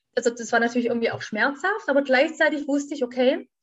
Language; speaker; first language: German; native; German